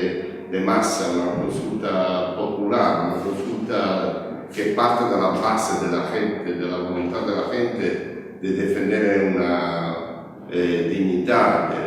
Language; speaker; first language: Spanish; non-native, learner; Italian